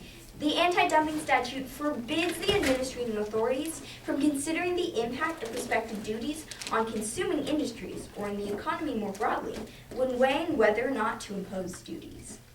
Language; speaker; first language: English; native; English